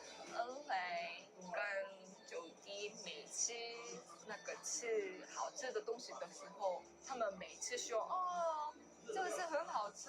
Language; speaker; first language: Chinese; non-native, learner; Korean